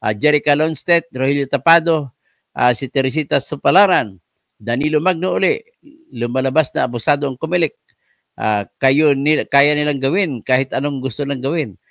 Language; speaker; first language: Filipino; non-native, local second language; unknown